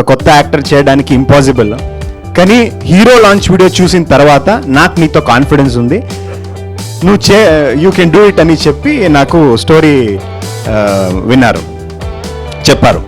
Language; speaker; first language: Telugu; non-native, learner; Kannada